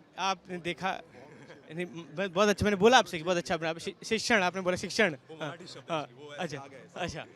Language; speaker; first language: Hindi; native; Hindi